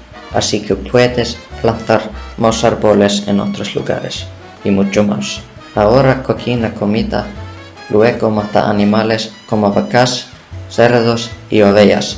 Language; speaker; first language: Spanish; non-native, learner; Icelandic